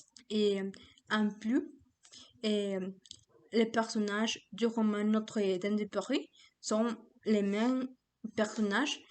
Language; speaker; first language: French; non-native, learner; Spanish